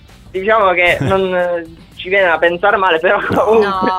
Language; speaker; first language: Italian; native; Italian